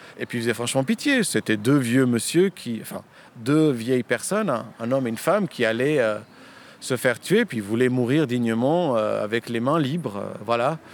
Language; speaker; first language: French; early bilingual, other home language; Romanian